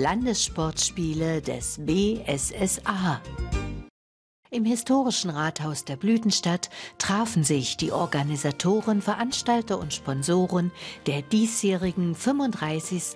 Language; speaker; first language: German; native; German